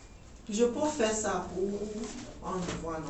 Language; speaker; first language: French; non-native, learner; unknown